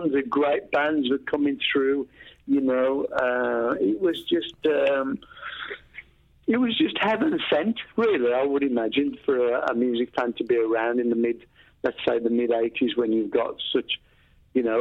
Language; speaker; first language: English; native; English